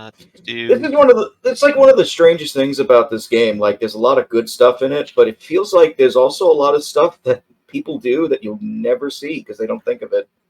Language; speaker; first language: English; native; English